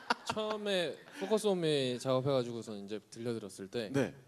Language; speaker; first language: Korean; native; Korean